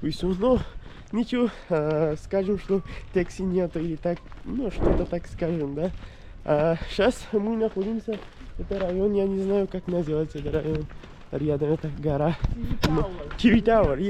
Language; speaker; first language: Russian; non-native, learner; Pashto